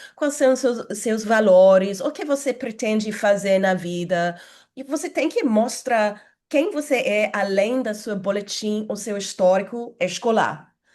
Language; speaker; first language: Portuguese; non-native, fluent; English